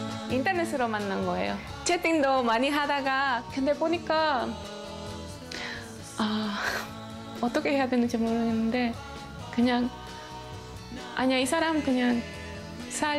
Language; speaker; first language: Korean; non-native, learner; Spanish